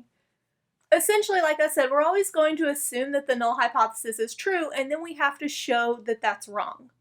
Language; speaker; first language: English; native; English